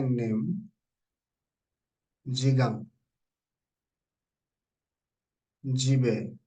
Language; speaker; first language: Korean; non-native, fluent; Hindi